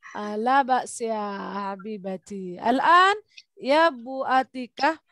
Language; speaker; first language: Arabic; non-native, fluent; Indonesian